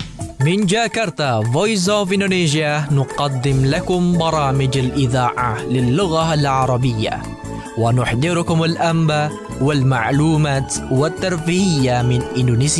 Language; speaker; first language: Arabic; non-native, fluent; Indonesian